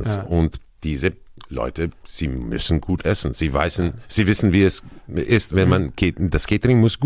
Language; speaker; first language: German; non-native, fluent; Croatian